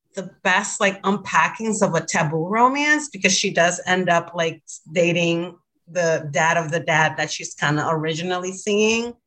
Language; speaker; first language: English; non-native, fluent; Spanish